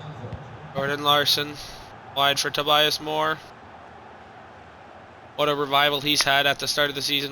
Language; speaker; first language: English; native; English